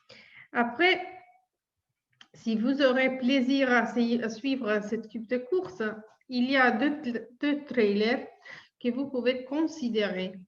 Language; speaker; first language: French; non-native, fluent; Italian